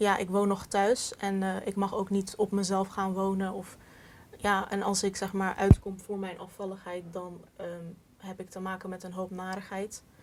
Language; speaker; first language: Dutch; early bilingual, other home language; Turkish